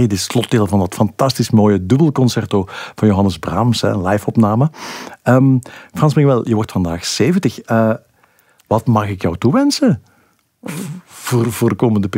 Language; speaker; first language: Dutch; native; Dutch